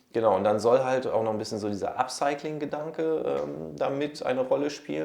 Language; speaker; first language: German; native; German